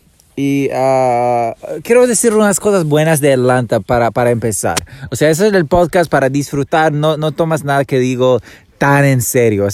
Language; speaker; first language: Spanish; non-native, fluent; English